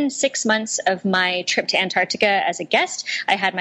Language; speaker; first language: English; native; English